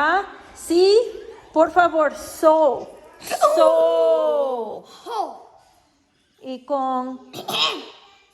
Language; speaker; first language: Spanish; non-native, learner; English